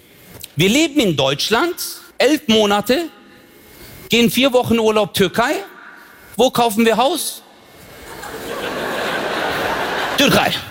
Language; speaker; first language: German; early bilingual, other home language; Turkish